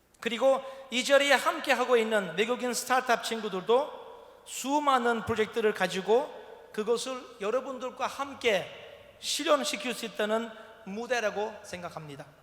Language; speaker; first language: Korean; non-native, fluent; Turkish